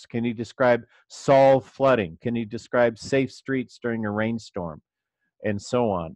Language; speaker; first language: English; native; English